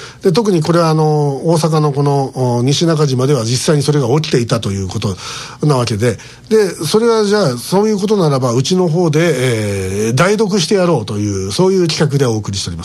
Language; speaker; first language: Japanese; native; Japanese